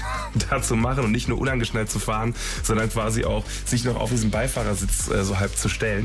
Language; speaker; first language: German; native; German